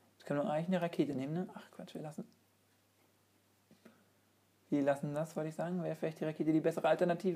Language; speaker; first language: German; native; German